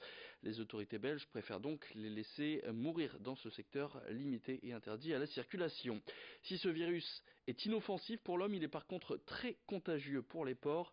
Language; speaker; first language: French; native; French